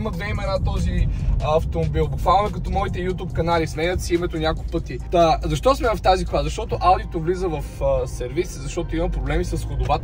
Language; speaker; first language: Bulgarian; native; Bulgarian